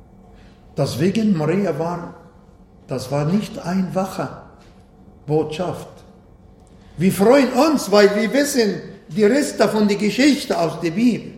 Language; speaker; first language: German; non-native, fluent; Arabic